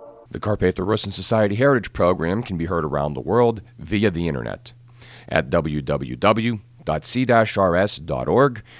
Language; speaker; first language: English; native; English